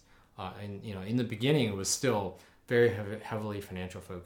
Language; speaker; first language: English; early bilingual, other home language; Chinese